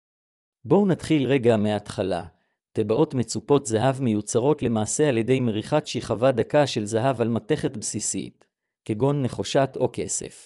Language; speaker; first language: Hebrew; native; Hebrew